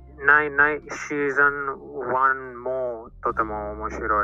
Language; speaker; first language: Japanese; non-native, learner; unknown